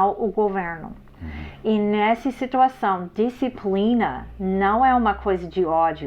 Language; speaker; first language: Portuguese; non-native, fluent; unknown